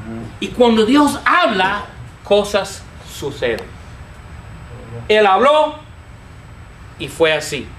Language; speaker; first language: Spanish; non-native, fluent; English